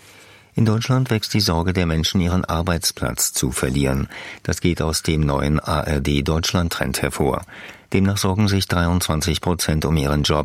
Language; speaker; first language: German; native; German